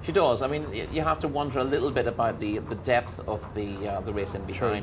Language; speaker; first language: English; native; English